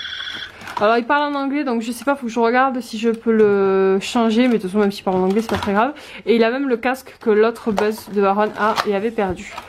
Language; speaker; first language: French; native; French